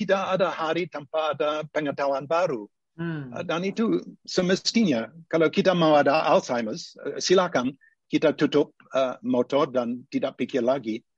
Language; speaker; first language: Indonesian; non-native, fluent; English